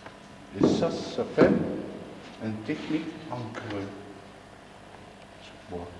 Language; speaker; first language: French; non-native, fluent; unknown